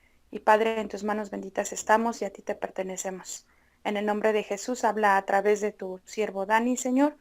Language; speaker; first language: Spanish; native; Spanish